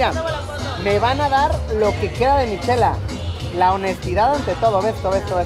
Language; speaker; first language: Spanish; native; Spanish